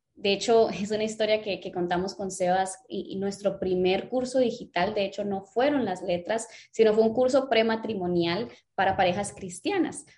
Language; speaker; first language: Spanish; early bilingual, other home language; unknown